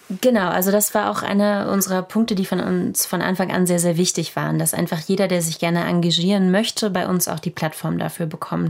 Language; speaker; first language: German; native; German